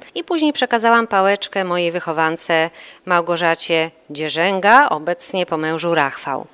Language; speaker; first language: Polish; native; Polish